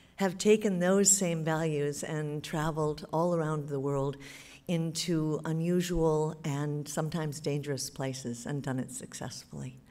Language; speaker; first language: English; native; English